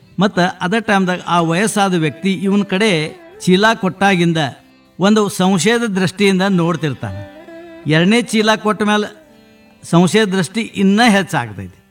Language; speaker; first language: Kannada; native; Kannada